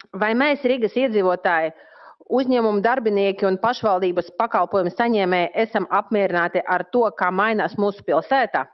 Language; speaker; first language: Latvian; non-native, local second language; Russian